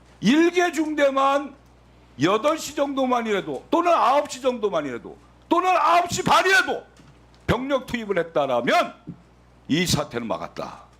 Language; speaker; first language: Korean; native; Korean